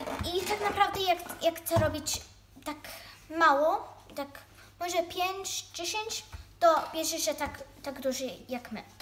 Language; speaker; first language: Polish; early bilingual, heritage; Polish